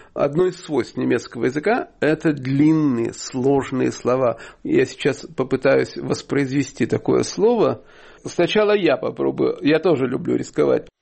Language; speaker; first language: Russian; native; Russian